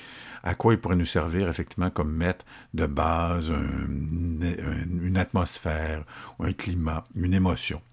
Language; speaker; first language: French; native; French